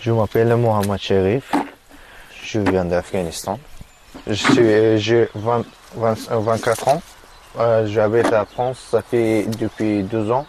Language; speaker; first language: French; non-native, learner; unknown